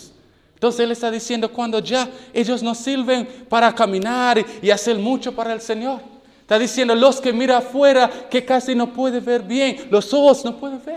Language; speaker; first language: Spanish; non-native, learner; English